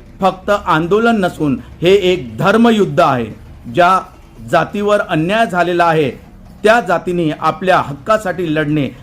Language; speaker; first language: Marathi; non-native, local second language; Lambadi